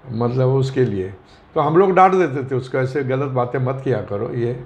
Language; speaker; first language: Hindi; non-native, local second language; Marathi